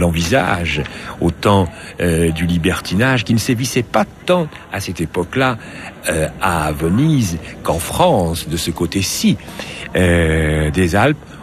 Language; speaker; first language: French; native; French